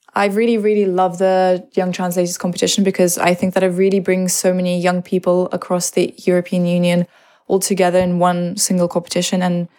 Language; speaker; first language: English; early bilingual, other home language; Russian